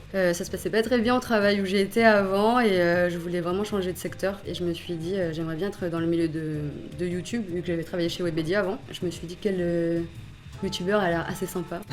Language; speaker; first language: French; early bilingual, other home language; Vietnamese